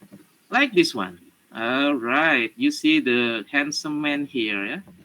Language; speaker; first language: English; non-native, learner; Indonesian